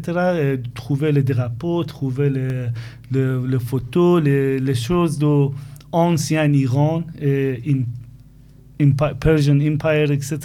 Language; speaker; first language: French; non-native, fluent; Persian